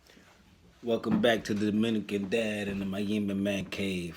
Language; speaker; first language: English; native; English